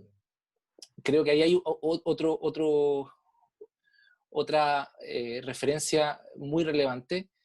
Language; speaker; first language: Spanish; native; Spanish